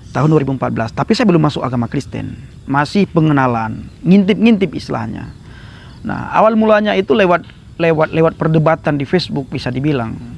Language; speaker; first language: Indonesian; non-native, local second language; Achinese